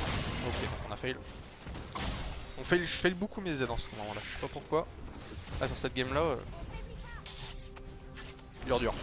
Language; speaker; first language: French; native; French